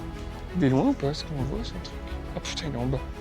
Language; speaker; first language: French; native; French